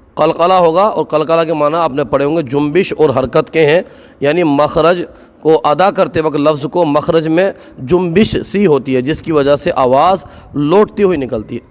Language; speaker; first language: Urdu; native; Urdu